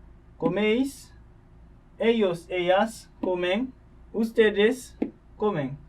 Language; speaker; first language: Spanish; non-native, fluent; Haitian Creole